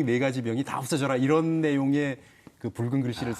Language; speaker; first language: Korean; native; Korean